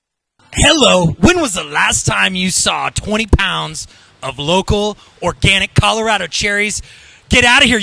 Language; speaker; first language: English; native; English